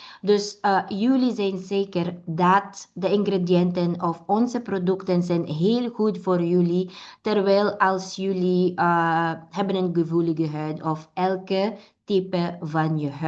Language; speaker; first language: Dutch; non-native, learner; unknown